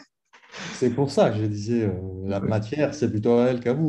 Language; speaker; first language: French; non-native, fluent; Italian